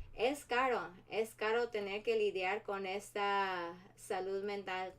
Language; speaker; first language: Spanish; early bilingual, heritage; Spanish